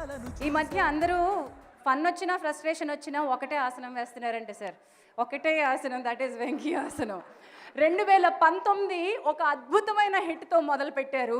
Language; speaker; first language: Telugu; native; Telugu